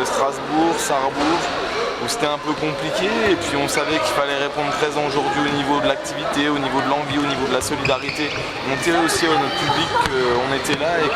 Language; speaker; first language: French; native; French